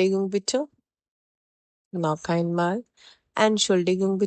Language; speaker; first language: German; non-native, fluent; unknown